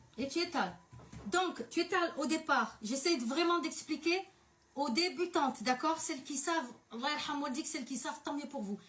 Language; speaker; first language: French; early bilingual, other home language; Arabic